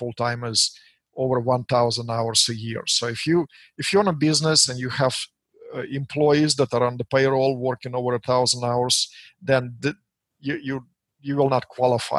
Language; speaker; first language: English; non-native, fluent; Russian